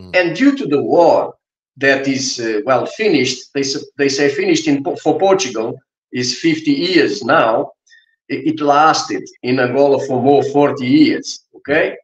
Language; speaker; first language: English; non-native, fluent; Portuguese